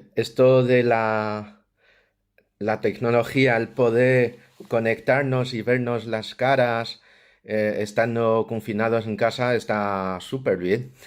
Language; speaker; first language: Spanish; non-native, fluent; Chinese